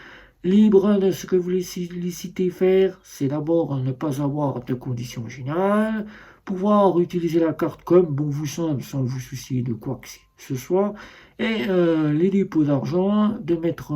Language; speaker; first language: French; native; French